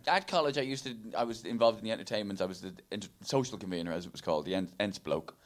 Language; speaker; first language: English; native; English